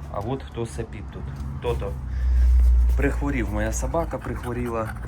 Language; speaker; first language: Ukrainian; non-native, local second language; Russian